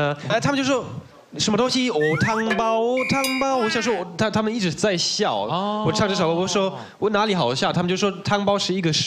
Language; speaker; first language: Chinese; non-native, fluent; German